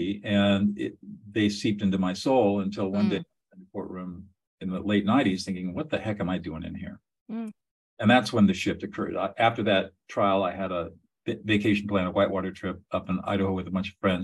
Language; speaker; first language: English; native; English